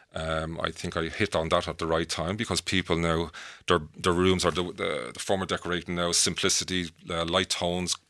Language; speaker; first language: English; native; English